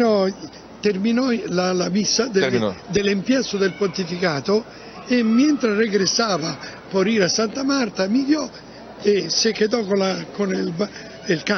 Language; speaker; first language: Spanish; non-native, fluent; Italian